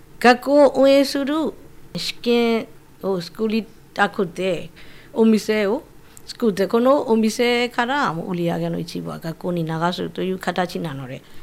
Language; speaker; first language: Japanese; non-native, fluent; Burmese